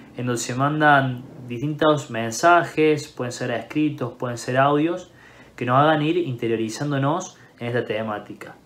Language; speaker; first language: Spanish; native; Spanish